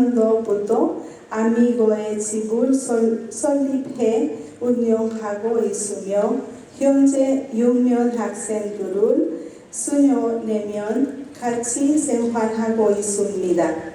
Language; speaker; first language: Korean; non-native, learner; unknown